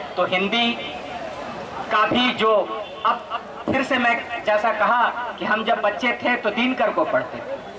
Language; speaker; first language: Hindi; non-native, local second language; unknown